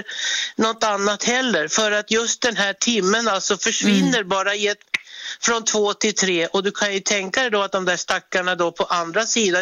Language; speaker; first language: Swedish; native; Swedish